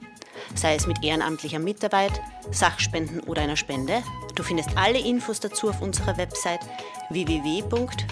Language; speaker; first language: German; native; German